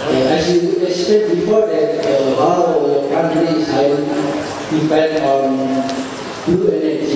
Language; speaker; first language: English; non-native, fluent; Indonesian